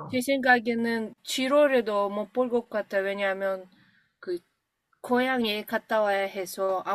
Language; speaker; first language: Korean; non-native, learner; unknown